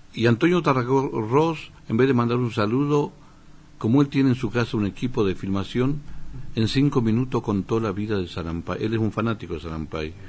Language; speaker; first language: Spanish; native; Spanish